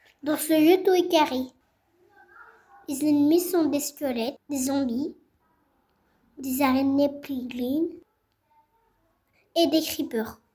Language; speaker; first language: French; native; French